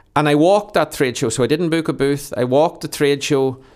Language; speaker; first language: English; native; English